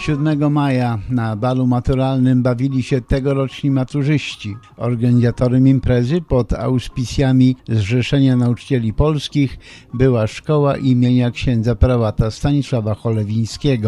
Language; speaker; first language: Polish; native; Polish